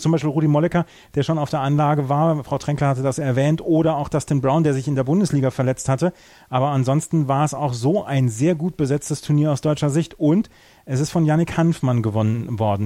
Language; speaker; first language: German; native; German